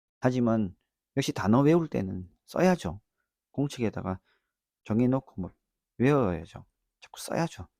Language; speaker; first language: Korean; native; Korean